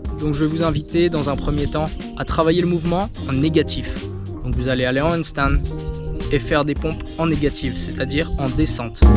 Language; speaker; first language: French; native; French